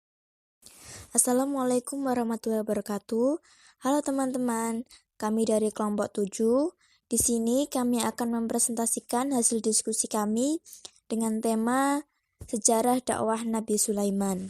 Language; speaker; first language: Indonesian; native; Indonesian